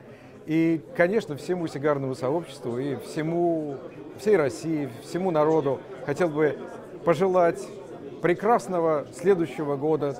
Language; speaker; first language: Russian; native; Russian